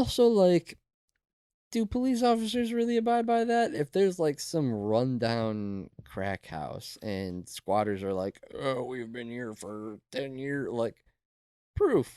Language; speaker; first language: English; native; English